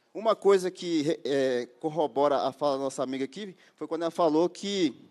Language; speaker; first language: Portuguese; native; Portuguese